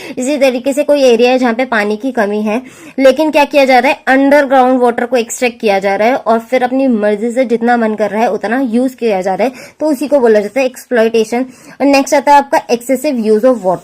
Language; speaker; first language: Hindi; native; Hindi